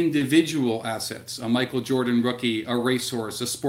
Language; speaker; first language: English; native; English